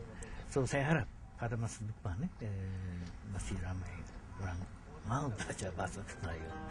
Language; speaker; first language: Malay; non-native, fluent; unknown